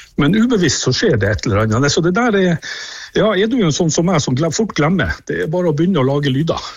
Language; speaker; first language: Norwegian; native; Norwegian